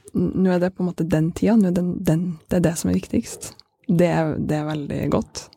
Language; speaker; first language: Norwegian; native; Norwegian